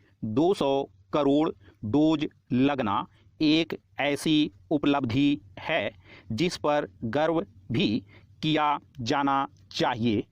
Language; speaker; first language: Hindi; native; Hindi